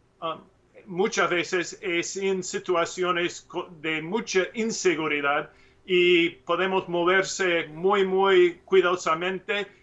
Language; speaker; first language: Spanish; non-native, learner; English